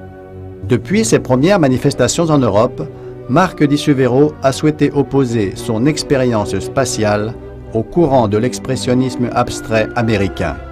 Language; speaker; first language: French; native; French